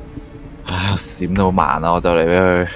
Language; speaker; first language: Chinese; native; Chinese